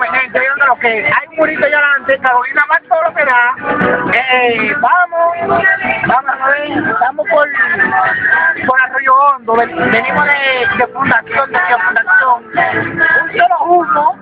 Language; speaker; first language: Spanish; native; Spanish